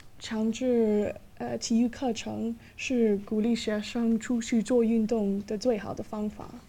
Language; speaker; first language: Chinese; non-native, fluent; English